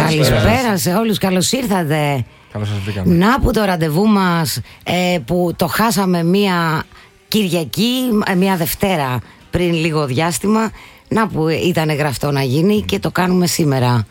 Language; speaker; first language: Greek; native; Greek